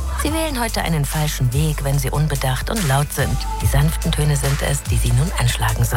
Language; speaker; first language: German; native; German